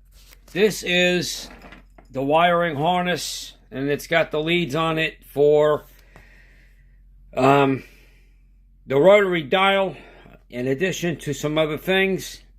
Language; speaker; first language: English; native; English